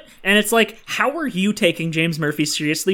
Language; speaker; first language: English; native; English